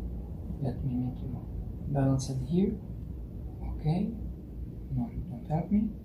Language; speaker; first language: English; non-native, learner; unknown